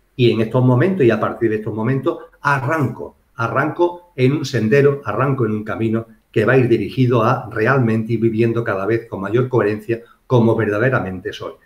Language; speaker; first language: Spanish; native; Spanish